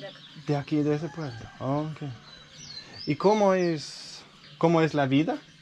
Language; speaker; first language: Spanish; non-native, fluent; Danish